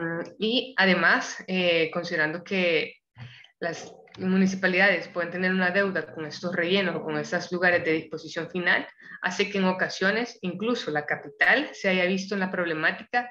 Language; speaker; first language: Spanish; native; Spanish